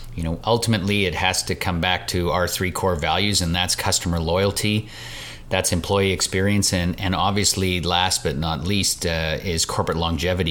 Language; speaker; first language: English; native; English